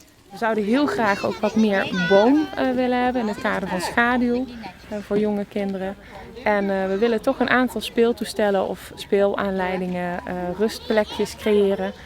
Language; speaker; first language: Dutch; native; Dutch